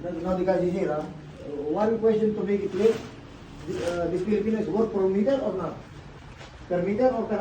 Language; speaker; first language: English; non-native, local second language; Filipino